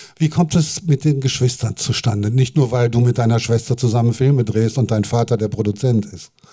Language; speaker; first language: German; native; German